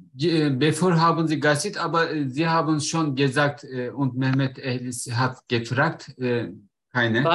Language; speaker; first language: German; non-native, learner; Turkish